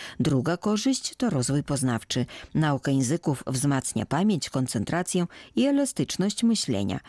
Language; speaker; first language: Polish; native; Polish